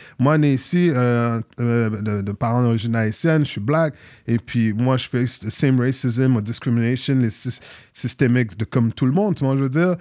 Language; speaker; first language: French; native; French